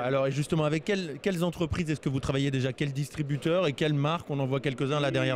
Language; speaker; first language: French; native; French